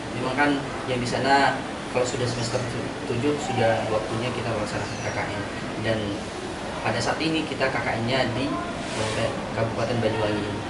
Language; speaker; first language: Indonesian; non-native, local second language; Sasak